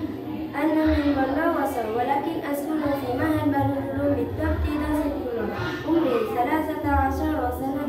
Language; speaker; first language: Arabic; non-native, learner; Indonesian